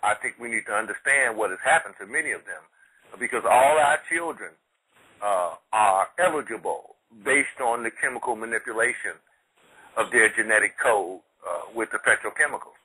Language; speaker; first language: English; native; English